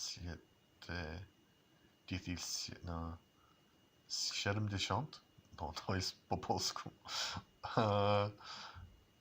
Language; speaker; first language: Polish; non-native, learner; English